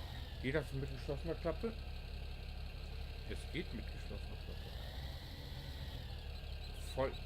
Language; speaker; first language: German; native; German